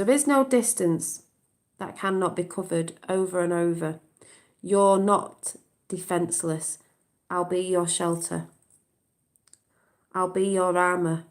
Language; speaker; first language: English; native; English